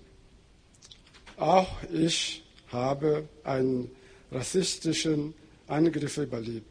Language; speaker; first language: German; non-native, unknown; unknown